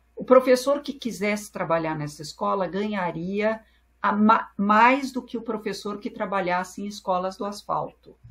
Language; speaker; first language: Portuguese; early bilingual, other home language; French